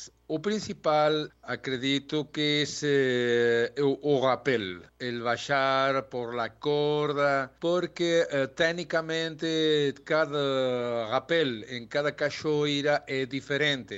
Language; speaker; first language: Portuguese; non-native, learner; Spanish